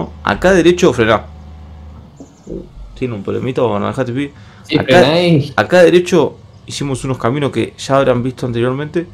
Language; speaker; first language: Spanish; native; Spanish